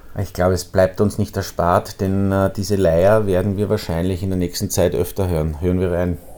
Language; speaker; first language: German; native; German